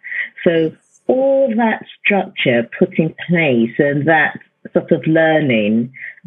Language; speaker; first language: English; non-native, local second language; Yoruba